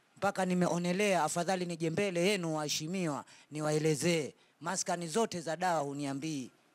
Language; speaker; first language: Swahili; native; Swahili